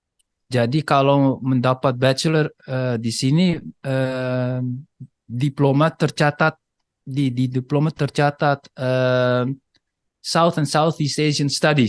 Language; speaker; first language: Indonesian; non-native, fluent; Dutch